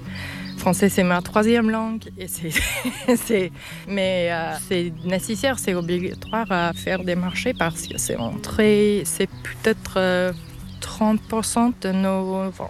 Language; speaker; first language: French; non-native, learner; English